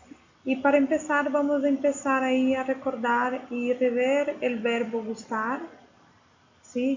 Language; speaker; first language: Spanish; non-native, fluent; Portuguese